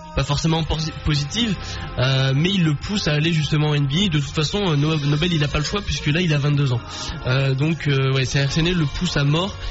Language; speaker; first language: French; native; French